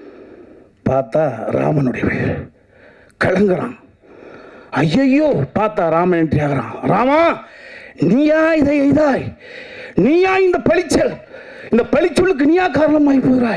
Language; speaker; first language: Tamil; native; Tamil